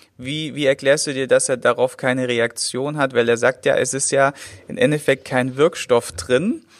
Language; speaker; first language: German; native; German